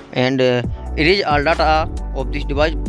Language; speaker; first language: English; non-native, local second language; Hindi